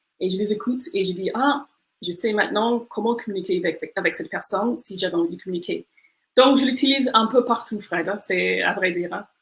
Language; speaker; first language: French; non-native, fluent; English